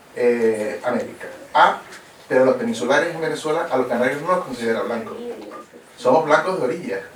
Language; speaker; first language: Spanish; native; Spanish